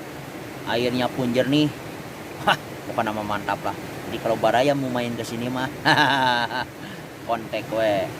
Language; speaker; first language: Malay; non-native, local second language; Sundanese